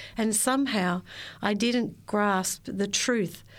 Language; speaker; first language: English; native; English